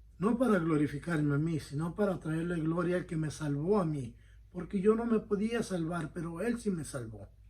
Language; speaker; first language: Spanish; early bilingual, heritage; Spanish